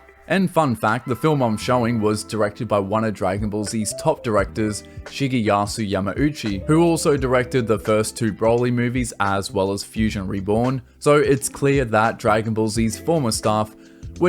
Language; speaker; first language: English; native; English